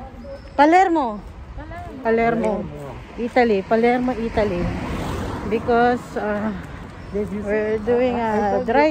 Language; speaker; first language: English; non-native, local second language; Filipino